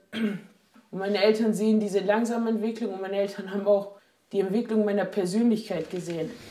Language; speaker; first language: German; native; German